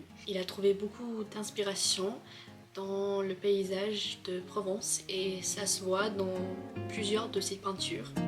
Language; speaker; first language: French; non-native, fluent; English